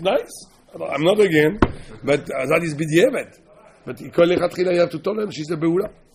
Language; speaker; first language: English; non-native, learner; French